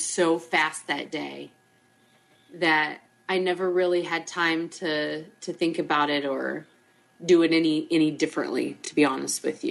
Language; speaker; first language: English; native; English